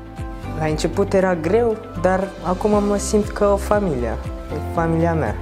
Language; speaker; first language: Romanian; non-native, learner; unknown